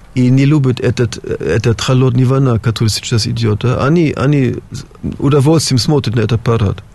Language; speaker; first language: Russian; non-native, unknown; German